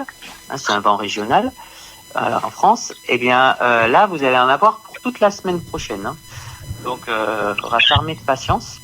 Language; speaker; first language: French; native; French